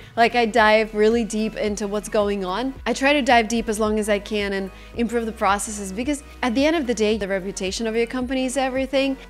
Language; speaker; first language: English; non-native, fluent; Russian